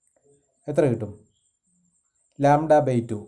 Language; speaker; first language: Malayalam; native; Malayalam